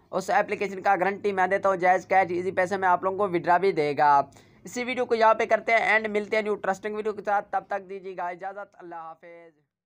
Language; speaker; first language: Urdu; non-native, local second language; Saraiki